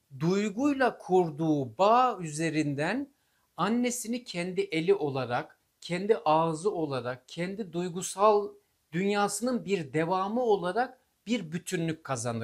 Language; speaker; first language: Turkish; native; Turkish